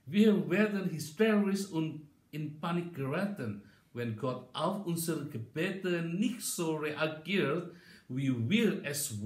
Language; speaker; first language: German; non-native, learner; Indonesian